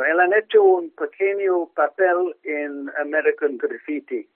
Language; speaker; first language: Spanish; non-native, learner; English